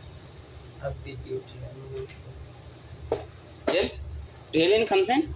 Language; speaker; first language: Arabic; non-native, learner; Bangla